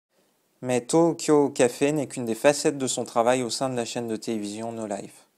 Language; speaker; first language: French; native; French